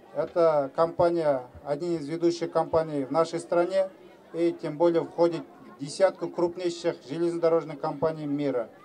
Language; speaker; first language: Russian; non-native, local second language; Kazakh